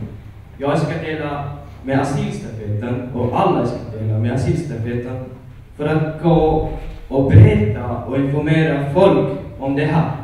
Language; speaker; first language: Swedish; non-native, fluent; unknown